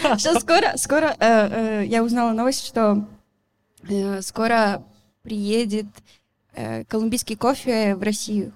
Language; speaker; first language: Russian; non-native, learner; Spanish